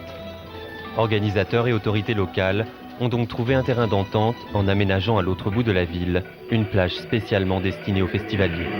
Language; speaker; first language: French; native; French